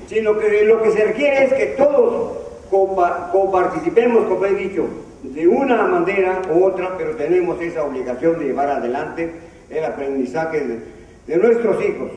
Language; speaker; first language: Spanish; non-native, local second language; Zapotec